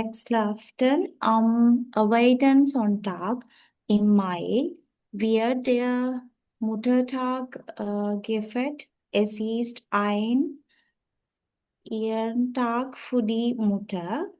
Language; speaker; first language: German; non-native, learner; Sinhala